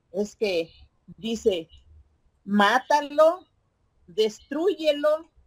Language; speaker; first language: Spanish; native; Spanish